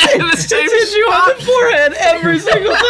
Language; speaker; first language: English; native; English